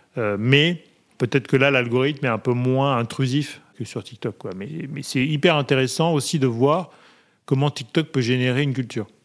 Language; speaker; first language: French; native; French